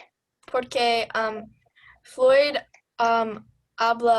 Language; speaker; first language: Spanish; non-native, learner; English